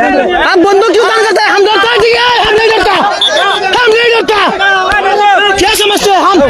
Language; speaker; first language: Hindi; non-native, learner; Bangla